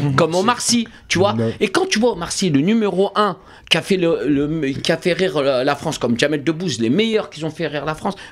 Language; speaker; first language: French; native; French